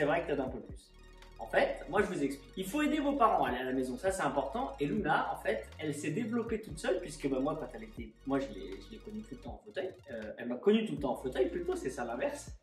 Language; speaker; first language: French; native; French